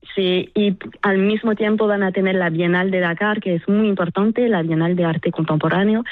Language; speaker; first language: Spanish; non-native, fluent; French